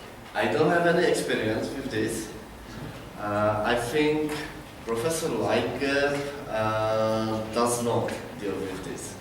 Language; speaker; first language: English; non-native, learner; Czech